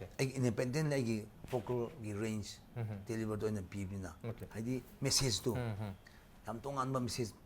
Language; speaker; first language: Manipuri; non-native, local second language; Tangkhul Naga (India)